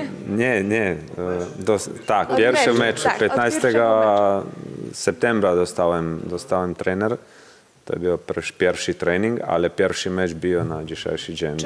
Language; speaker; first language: Polish; non-native, learner; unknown